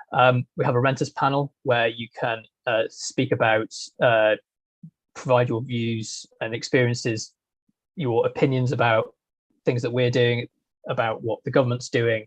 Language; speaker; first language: English; native; English